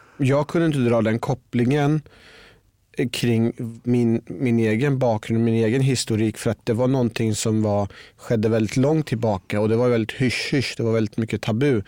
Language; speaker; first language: Swedish; early bilingual, other home language; Persian